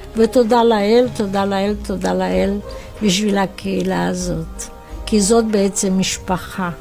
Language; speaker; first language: Hebrew; non-native, fluent; Romanian